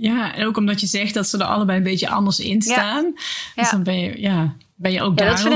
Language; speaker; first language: Dutch; native; Dutch